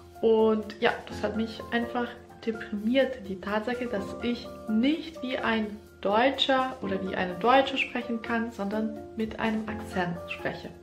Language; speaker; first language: German; non-native, fluent; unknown